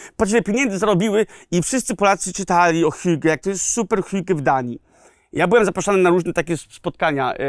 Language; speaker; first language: Polish; early bilingual, heritage; Polish